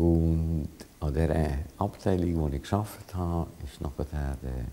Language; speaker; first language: German; non-native, fluent; Hungarian